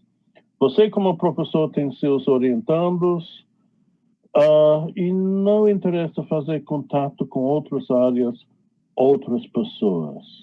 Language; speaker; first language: Portuguese; non-native, fluent; English